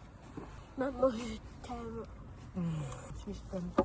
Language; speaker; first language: French; native; French